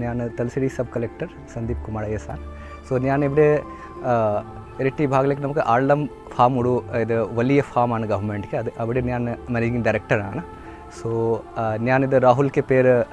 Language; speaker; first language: Malayalam; non-native, learner; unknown